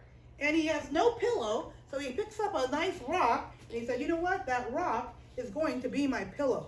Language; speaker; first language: English; native; English